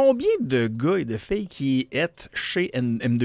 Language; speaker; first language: French; native; French